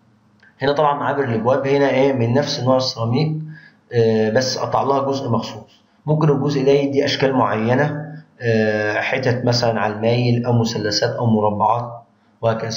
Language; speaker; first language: Arabic; native; Arabic